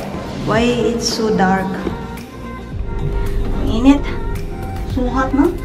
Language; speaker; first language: English; non-native, learner; Filipino